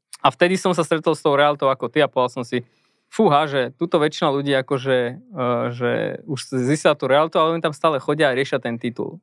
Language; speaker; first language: Slovak; native; Slovak